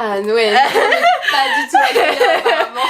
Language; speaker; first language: French; native; French